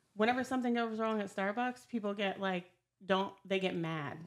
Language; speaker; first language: English; native; English